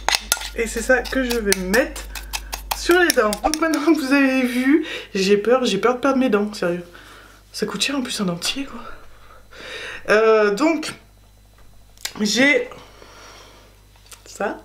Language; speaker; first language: French; native; French